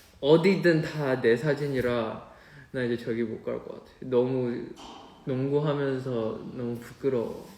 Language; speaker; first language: Korean; non-native, fluent; Chinese